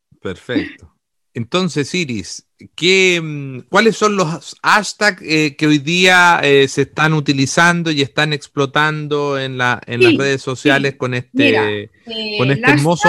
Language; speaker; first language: Spanish; native; Spanish